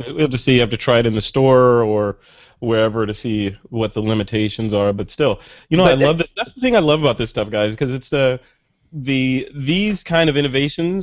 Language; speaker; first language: English; native; English